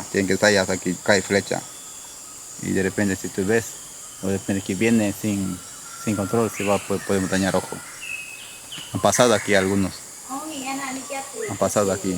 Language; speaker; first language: Spanish; non-native, local second language; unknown